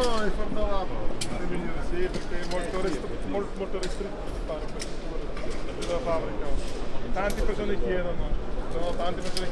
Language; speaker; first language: Italian; non-native, learner; German